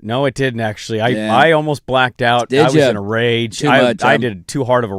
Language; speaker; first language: English; native; English